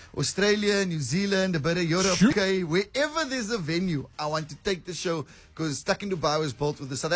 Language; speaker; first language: English; native; English